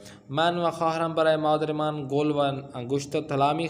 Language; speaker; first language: Persian; non-native, fluent; Urdu